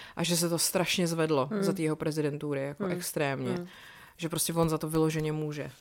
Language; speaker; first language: Czech; native; Czech